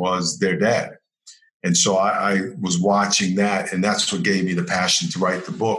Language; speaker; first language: English; native; English